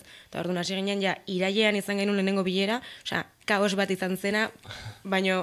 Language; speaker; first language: Basque; native; Basque